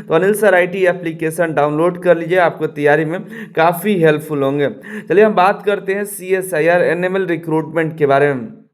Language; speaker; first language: Hindi; native; Hindi